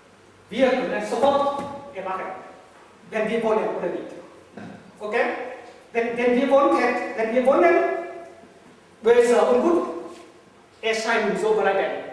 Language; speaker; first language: German; non-native, learner; Vietnamese